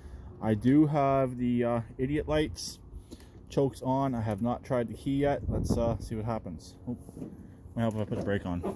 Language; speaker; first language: English; native; English